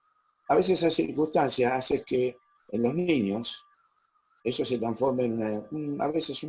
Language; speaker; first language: Spanish; native; Spanish